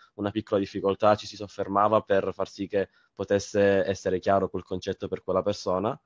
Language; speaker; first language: Italian; native; Italian